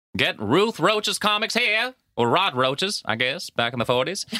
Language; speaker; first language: English; native; English